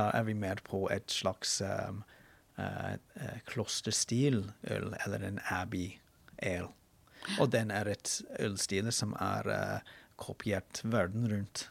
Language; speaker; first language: Norwegian; non-native, fluent; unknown